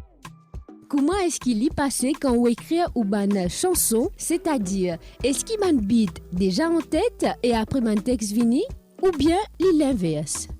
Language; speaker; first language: French; non-native, local second language; Morisyen